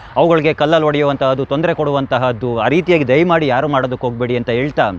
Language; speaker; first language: Kannada; native; Kannada